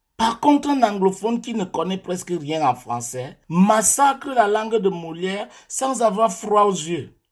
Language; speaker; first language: French; non-native, local second language; English